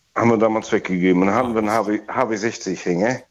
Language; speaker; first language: German; native; German